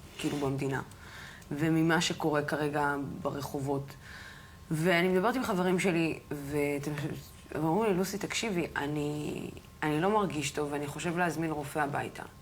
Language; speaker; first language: Hebrew; non-native, local second language; Arabic